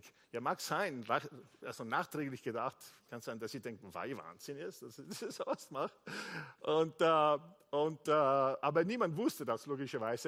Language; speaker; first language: German; non-native, fluent; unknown